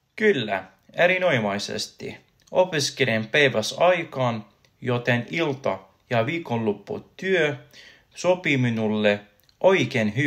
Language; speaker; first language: Finnish; non-native, learner; Arabic